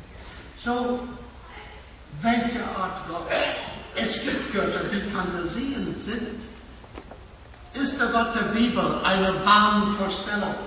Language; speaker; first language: German; non-native, fluent; English